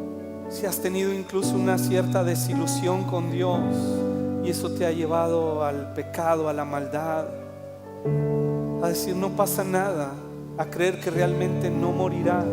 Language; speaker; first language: Spanish; native; Spanish